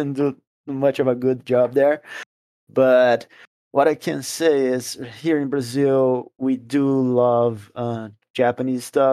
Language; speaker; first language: English; non-native, fluent; Portuguese